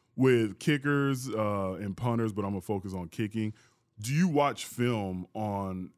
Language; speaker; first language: English; early bilingual, other home language; Yoruba